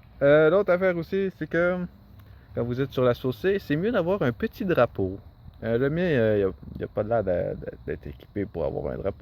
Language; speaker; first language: French; native; French